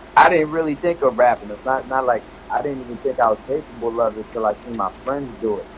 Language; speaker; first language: English; native; English